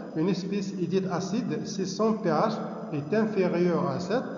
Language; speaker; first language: French; non-native, local second language; Arabic